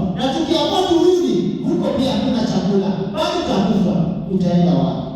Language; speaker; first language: Swahili; non-native, local second language; Luo (Kenya and Tanzania)